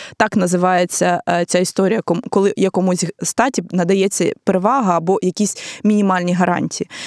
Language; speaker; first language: Ukrainian; native; Ukrainian